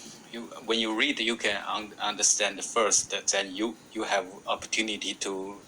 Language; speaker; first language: English; non-native, learner; Chinese